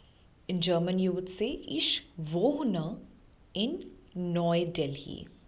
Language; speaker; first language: German; non-native, fluent; Hindi